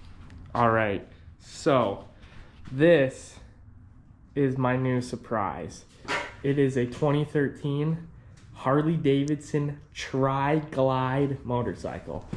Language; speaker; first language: English; native; English